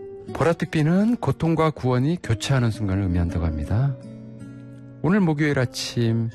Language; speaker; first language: Korean; native; Korean